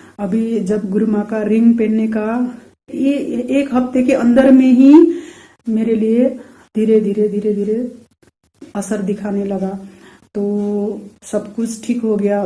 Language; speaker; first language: Hindi; non-native, local second language; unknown